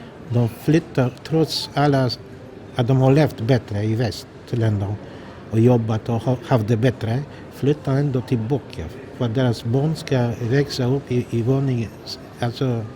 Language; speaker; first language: Swedish; non-native, fluent; Polish